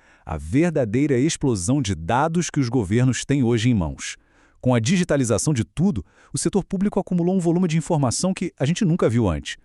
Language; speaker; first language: Portuguese; native; Portuguese